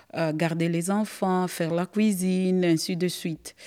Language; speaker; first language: French; non-native, local second language; Swahili